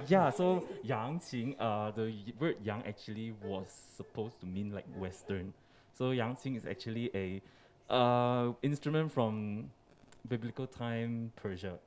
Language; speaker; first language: English; non-native, local second language; Chinese